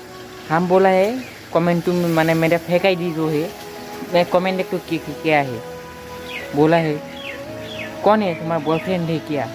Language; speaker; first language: Hindi; non-native, local second language; Assamese